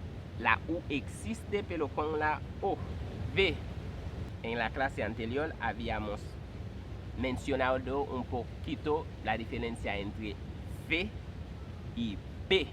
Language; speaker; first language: Spanish; non-native, fluent; Haitian Creole